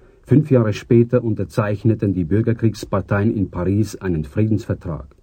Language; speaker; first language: German; native; German